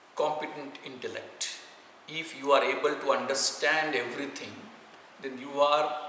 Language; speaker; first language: English; non-native, local second language; Marathi